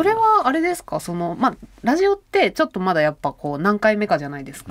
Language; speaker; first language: Japanese; native; Japanese